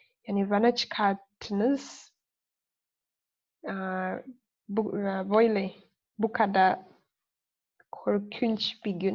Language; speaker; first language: Turkish; non-native, fluent; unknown